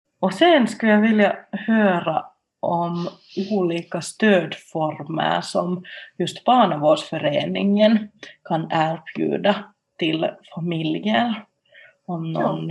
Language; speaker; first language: Swedish; non-native, local second language; Finnish